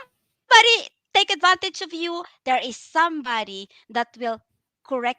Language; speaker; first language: English; non-native, local second language; Filipino